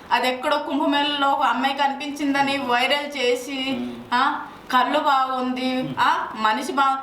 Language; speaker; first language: Telugu; non-native, local second language; Odia